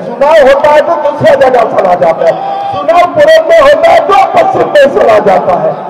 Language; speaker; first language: Hindi; non-native, local second language; Assamese